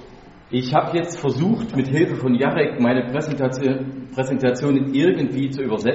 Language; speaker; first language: German; native; German